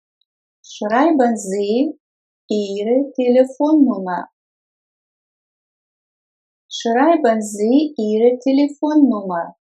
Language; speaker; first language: German; non-native, fluent; Russian